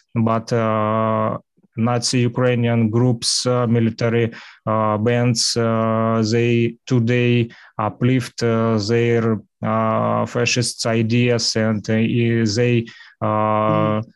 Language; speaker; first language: English; non-native, learner; Russian